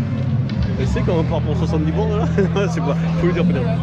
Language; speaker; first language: French; native; French